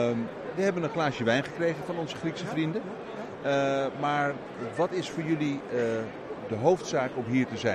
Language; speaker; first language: Dutch; native; Dutch